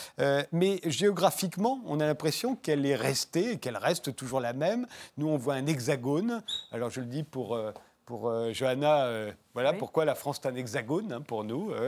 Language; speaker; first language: French; native; French